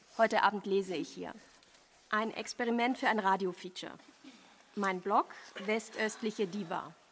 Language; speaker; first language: German; native; German